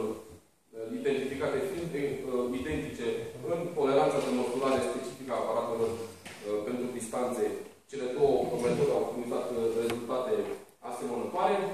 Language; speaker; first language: Romanian; native; Romanian